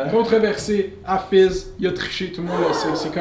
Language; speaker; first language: French; native; French